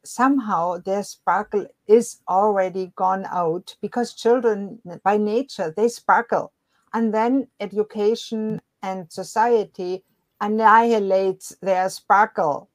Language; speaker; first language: English; non-native, fluent; German